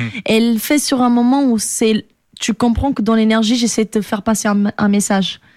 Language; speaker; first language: French; non-native, fluent; Portuguese